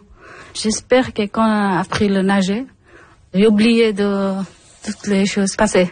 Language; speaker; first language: French; non-native, learner; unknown